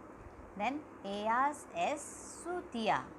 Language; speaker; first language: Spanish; non-native, learner; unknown